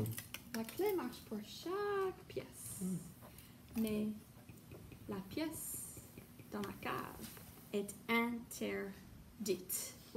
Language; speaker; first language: French; non-native, fluent; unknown